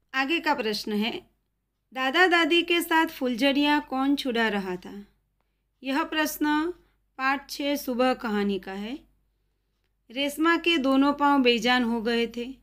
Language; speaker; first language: Hindi; non-native, local second language; Gujarati